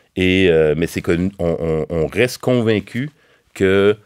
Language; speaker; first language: French; native; French